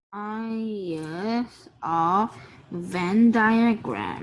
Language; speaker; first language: English; non-native, learner; Korean